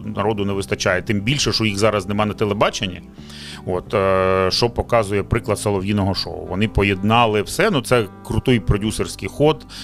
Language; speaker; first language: Ukrainian; non-native, local second language; Russian